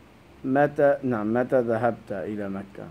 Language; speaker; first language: Arabic; non-native, fluent; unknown